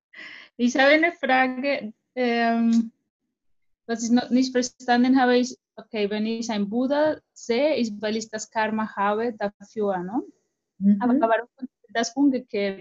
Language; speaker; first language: German; non-native, fluent; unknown